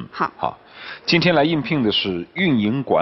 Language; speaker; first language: Chinese; native; Chinese